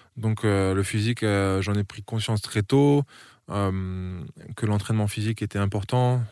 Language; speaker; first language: French; native; French